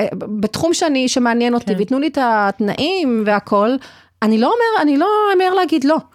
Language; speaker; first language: Hebrew; early bilingual, other home language; English